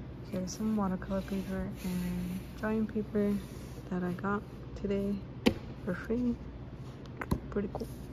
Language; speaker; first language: English; early bilingual, other home language; Spanish